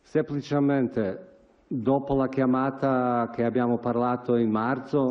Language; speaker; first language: Italian; non-native, fluent; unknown